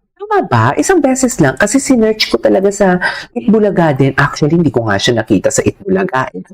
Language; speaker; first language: Filipino; non-native, local second language; Hiligaynon